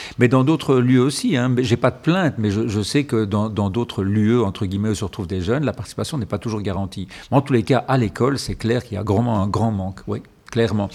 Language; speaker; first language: French; native; French